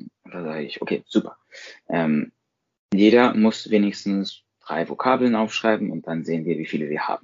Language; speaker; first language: German; non-native, fluent; Spanish